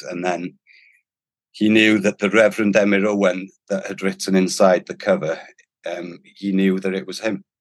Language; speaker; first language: English; non-native, local second language; Welsh